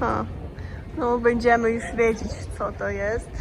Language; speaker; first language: Polish; non-native, learner; Ukrainian